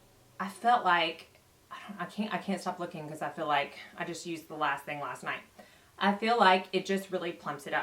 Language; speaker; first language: English; native; English